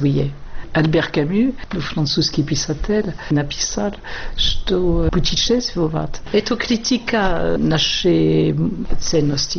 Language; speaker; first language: Russian; non-native, fluent; French